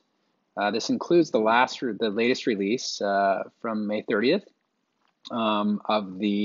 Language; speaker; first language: English; native; English